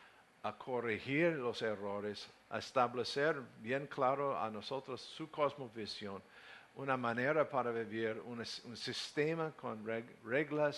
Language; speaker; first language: Spanish; non-native, learner; English